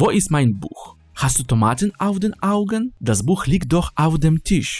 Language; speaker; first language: German; non-native, fluent; Ukrainian